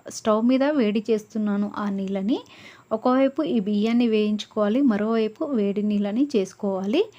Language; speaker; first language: Telugu; non-native, local second language; Lambadi